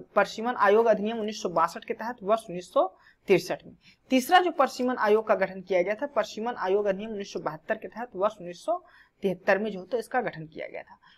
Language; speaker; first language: Hindi; native; Hindi